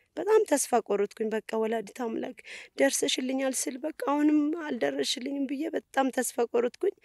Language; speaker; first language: Amharic; native; Amharic